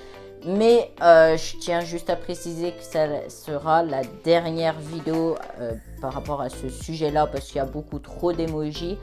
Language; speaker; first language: French; native; French